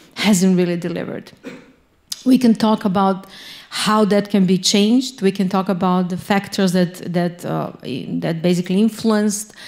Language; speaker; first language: English; non-native, fluent; Bosnian